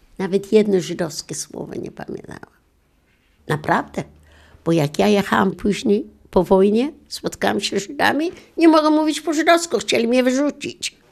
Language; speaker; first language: Polish; non-native, local second language; Yiddish